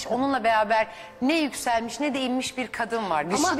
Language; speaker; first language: Turkish; native; Turkish